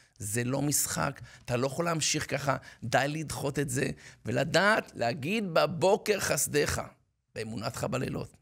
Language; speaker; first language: Hebrew; native; Hebrew